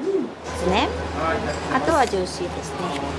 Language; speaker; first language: Japanese; native; Japanese